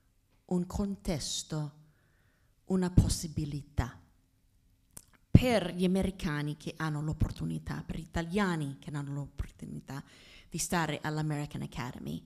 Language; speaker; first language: Italian; non-native, fluent; English